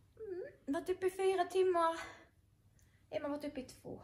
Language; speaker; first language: Swedish; native; Swedish